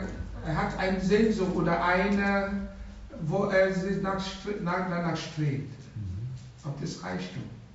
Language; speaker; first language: German; non-native, learner; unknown